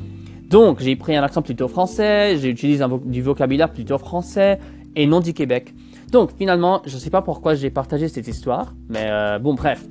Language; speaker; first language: French; non-native, local second language; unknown